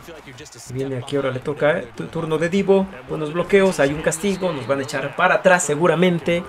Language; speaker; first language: Spanish; native; Spanish